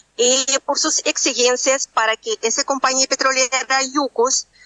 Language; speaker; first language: Spanish; non-native, fluent; Russian